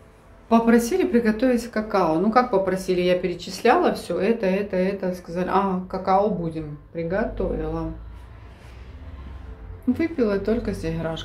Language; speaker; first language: Russian; native; Russian